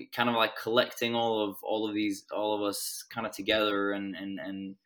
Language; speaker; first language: English; non-native, fluent; Swedish